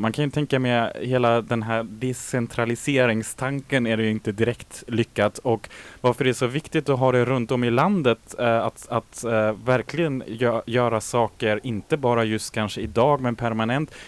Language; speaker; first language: Swedish; native; Swedish